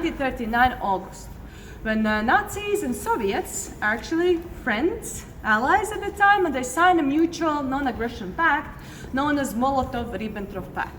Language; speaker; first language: English; non-native, fluent; Latvian